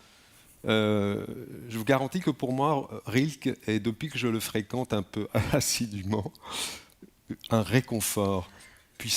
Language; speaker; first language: French; native; French